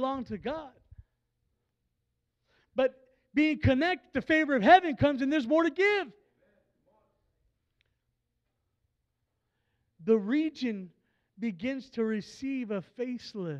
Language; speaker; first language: English; native; English